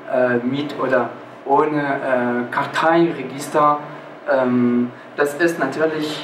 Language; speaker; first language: German; non-native, fluent; French